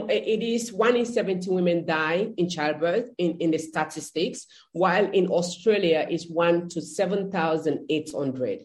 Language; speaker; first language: English; non-native, local second language; Krio